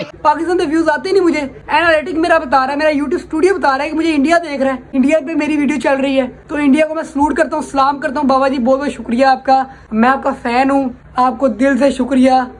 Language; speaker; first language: Urdu; non-native, local second language; Punjabi